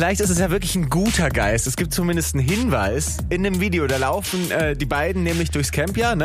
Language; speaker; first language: German; native; German